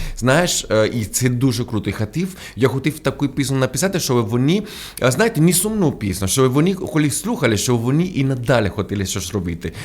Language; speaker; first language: Ukrainian; non-native, fluent; Spanish